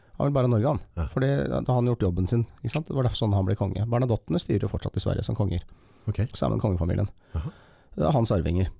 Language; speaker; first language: Norwegian; native; Norwegian